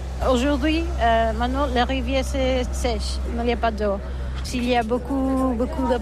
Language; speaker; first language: French; non-native, learner; Catalan